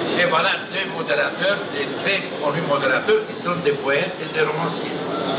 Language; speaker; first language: French; non-native, fluent; Romanian